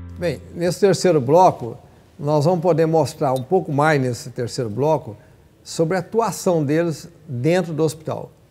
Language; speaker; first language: Portuguese; native; Portuguese